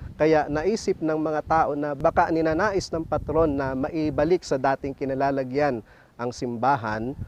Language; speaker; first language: Filipino; native; Filipino